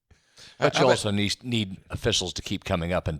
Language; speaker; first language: English; native; English